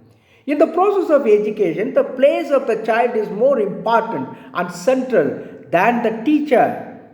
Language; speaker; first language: English; non-native, local second language; Tamil